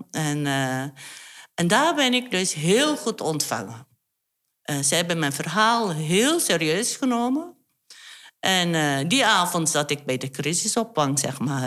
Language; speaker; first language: Dutch; non-native, fluent; Turkish